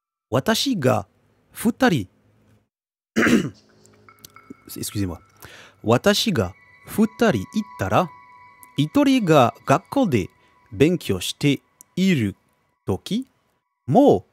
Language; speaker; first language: Japanese; non-native, learner; French